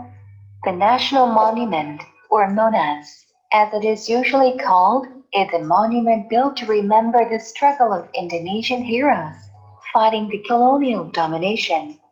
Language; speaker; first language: English; non-native, learner; Indonesian